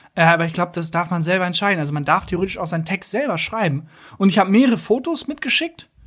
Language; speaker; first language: German; native; German